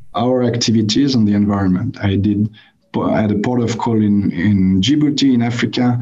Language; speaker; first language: English; non-native, fluent; French